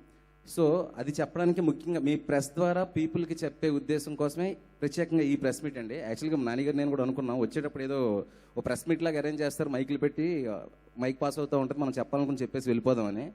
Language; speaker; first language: Telugu; native; Telugu